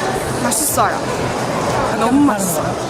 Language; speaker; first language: Korean; non-native, learner; Chinese